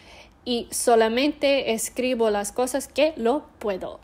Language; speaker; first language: Spanish; non-native, learner; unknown